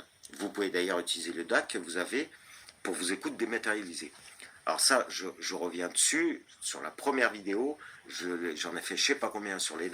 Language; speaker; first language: French; native; French